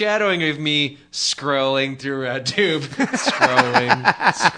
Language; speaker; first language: English; native; English